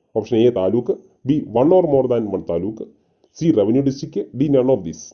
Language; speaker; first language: English; non-native, local second language; Malayalam